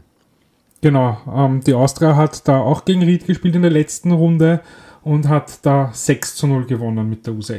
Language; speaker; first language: German; native; German